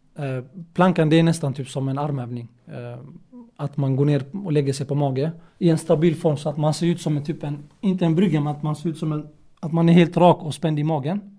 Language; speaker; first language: Swedish; early bilingual, other home language; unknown